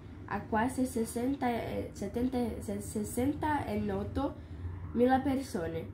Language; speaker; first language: Italian; non-native, learner; Portuguese